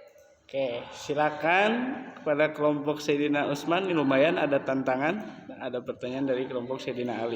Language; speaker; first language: Indonesian; native; Indonesian